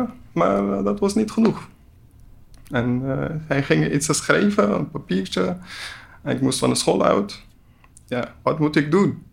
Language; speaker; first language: Dutch; non-native, learner; Persian